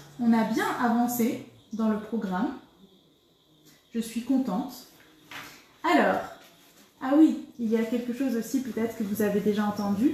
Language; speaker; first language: French; native; French